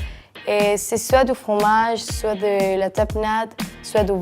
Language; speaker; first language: French; non-native, fluent; Spanish